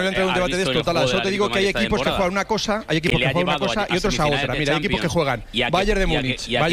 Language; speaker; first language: Spanish; native; Spanish